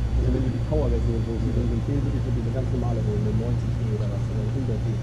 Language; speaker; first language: German; native; German